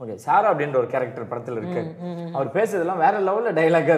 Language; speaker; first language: Tamil; native; Tamil